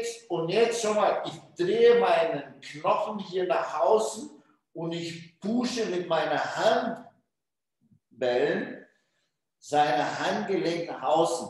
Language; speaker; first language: German; non-native, fluent; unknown